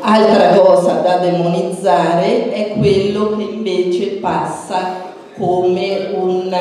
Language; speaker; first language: Italian; native; Italian